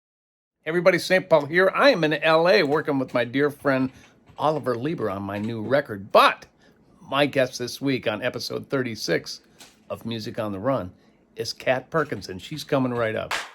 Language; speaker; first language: English; native; English